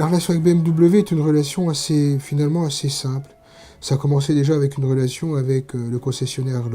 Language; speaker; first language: French; native; French